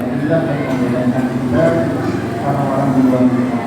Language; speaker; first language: Indonesian; native; Indonesian